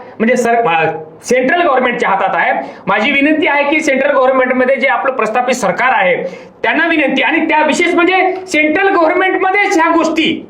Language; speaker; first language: Marathi; non-native, local second language; Lambadi